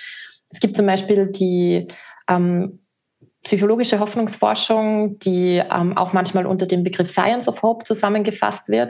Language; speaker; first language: German; native; German